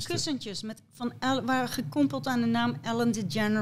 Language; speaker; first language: Dutch; native; Dutch